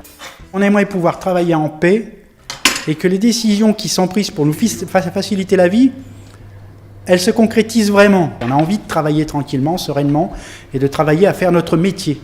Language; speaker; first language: French; native; French